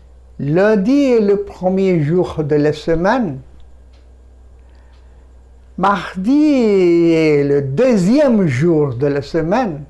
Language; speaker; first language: French; non-native, fluent; Bangla